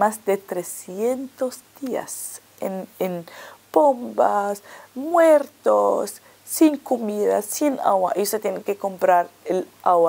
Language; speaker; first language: Spanish; non-native, learner; Arabic